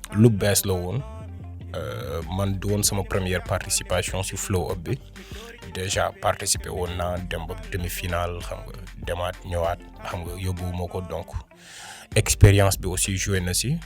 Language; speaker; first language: Wolof; non-native, local second language; Fula